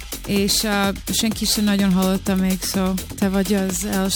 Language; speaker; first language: Hungarian; early bilingual, heritage; Hungarian